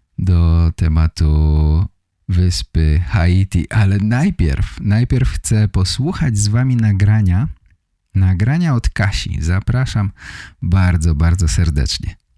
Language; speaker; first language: Polish; native; Polish